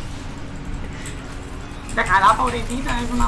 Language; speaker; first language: Spanish; native; Spanish